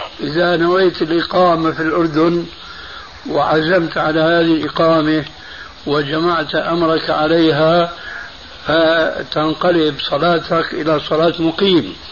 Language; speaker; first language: Arabic; early bilingual, other home language; Albanian